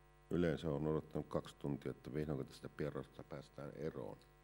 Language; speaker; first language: Finnish; native; Finnish